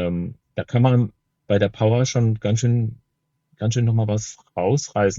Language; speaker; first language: German; native; German